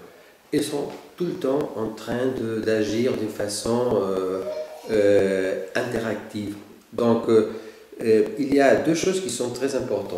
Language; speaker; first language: French; non-native, fluent; Spanish